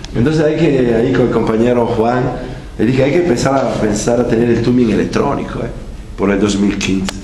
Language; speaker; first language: Spanish; non-native, fluent; Italian